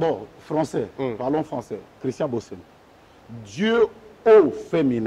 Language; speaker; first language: French; non-native, local second language; Lingala